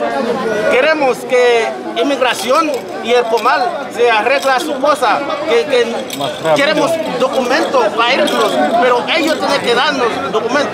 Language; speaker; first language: Spanish; non-native, fluent; Haitian Creole